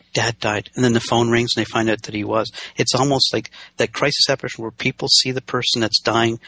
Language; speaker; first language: English; native; English